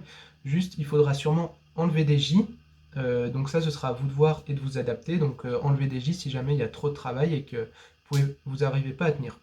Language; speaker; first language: French; native; French